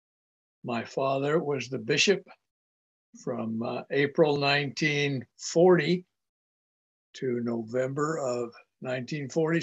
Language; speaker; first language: English; native; English